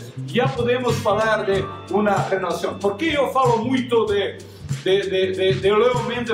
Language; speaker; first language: Portuguese; non-native, learner; Croatian